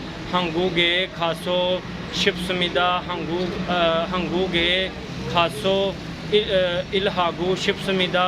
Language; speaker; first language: Korean; non-native, learner; Punjabi